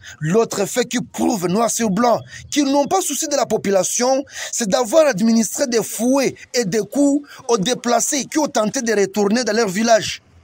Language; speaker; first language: French; non-native, local second language; Swahili